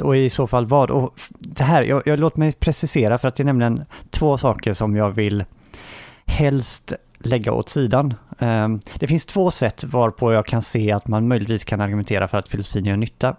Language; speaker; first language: Swedish; native; Swedish